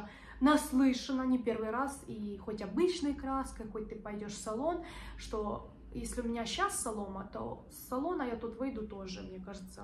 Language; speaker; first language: Russian; native; Russian